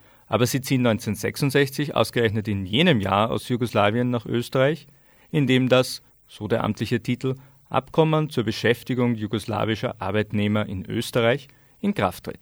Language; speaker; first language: German; native; German